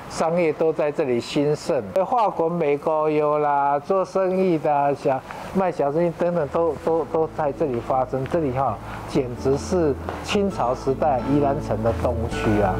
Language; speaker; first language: Chinese; native; Chinese